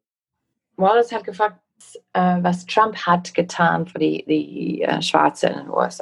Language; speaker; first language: German; non-native, fluent; English